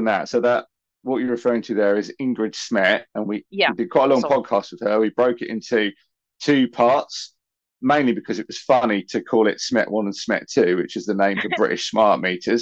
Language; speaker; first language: English; native; English